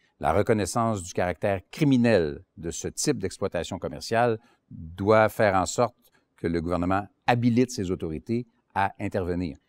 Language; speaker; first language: French; native; French